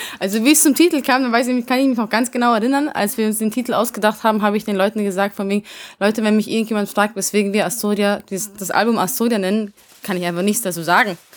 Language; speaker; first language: German; early bilingual, other home language; Hungarian